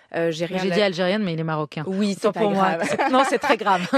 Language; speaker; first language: French; native; French